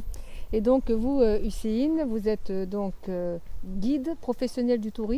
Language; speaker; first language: French; native; French